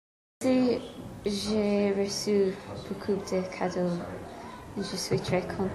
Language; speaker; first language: French; non-native, learner; English